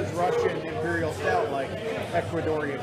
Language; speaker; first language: English; native; English